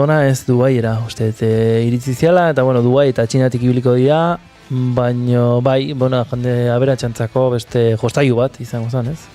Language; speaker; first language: Basque; native; Basque